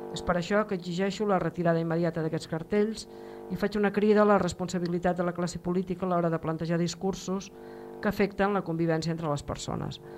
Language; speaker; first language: Catalan; native; Catalan